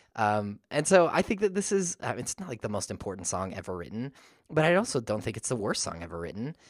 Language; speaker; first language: English; native; English